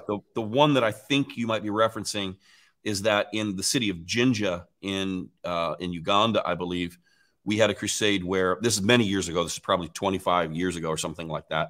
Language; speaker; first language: English; native; English